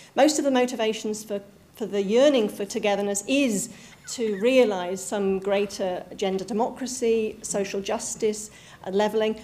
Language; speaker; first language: English; native; English